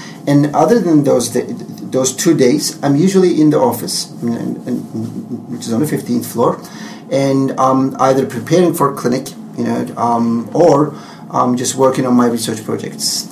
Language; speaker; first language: English; non-native, fluent; Turkish